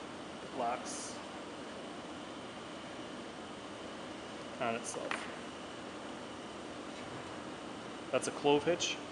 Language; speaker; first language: English; native; English